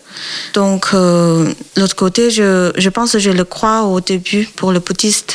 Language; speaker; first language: French; non-native, learner; Chinese